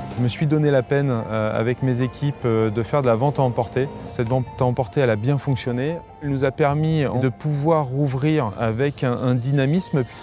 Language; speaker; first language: French; native; French